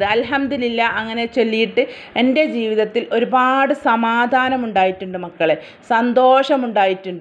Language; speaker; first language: Malayalam; native; Malayalam